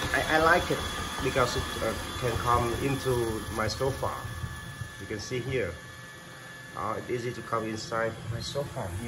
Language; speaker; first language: English; non-native, learner; Vietnamese